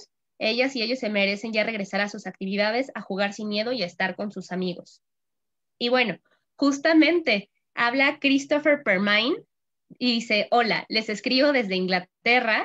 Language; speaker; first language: Spanish; native; Spanish